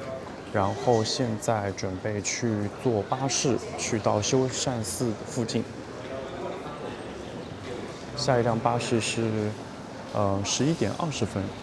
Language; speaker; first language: Chinese; native; Chinese